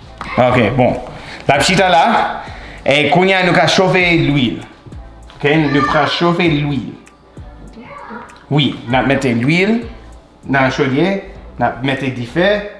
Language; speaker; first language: Haitian Creole; non-native, learner; English